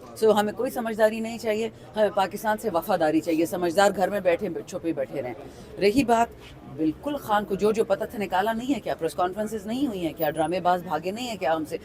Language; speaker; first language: Urdu; non-native, local second language; Pashto